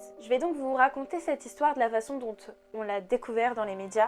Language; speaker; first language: French; native; French